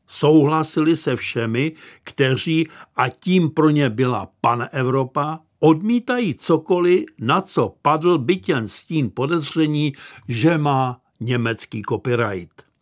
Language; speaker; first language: Czech; native; Czech